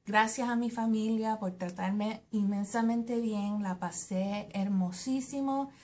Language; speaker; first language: Spanish; early bilingual, heritage; Spanish